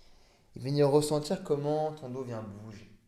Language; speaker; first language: French; native; French